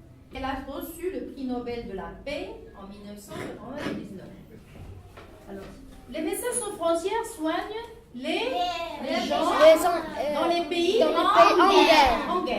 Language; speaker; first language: French; non-native, local second language; Arabic